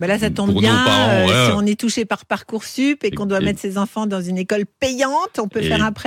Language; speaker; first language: French; native; French